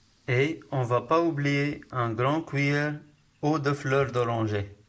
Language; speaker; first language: French; non-native, learner; Arabic